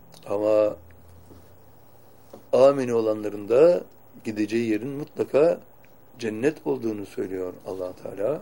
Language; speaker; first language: Turkish; native; Turkish